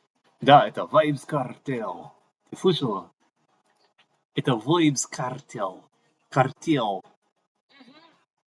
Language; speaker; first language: Russian; non-native, learner; English